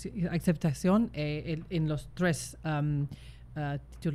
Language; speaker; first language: Spanish; non-native, fluent; English